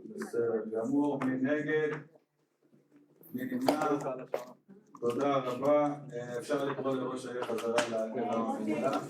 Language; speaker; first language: Hebrew; native; Hebrew